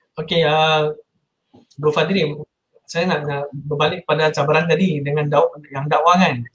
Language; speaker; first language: Malay; non-native, local second language; Min Nan Chinese